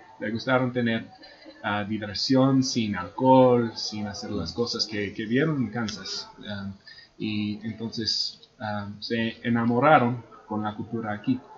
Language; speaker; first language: Spanish; non-native, fluent; English